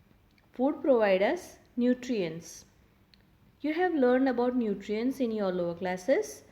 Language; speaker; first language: English; non-native, local second language; Hindi